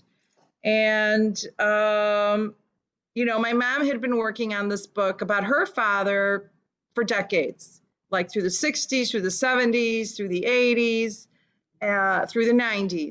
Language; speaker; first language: English; early bilingual, other home language; Lithuanian